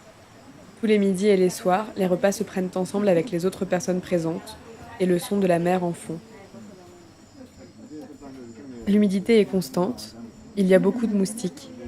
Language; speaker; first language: French; native; French